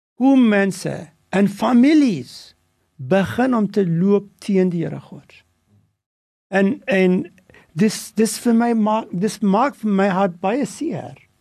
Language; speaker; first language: Afrikaans; non-native, local second language; English